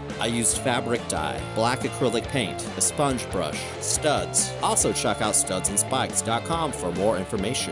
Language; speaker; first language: English; native; English